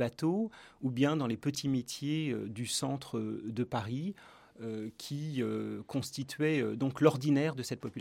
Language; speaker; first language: French; native; French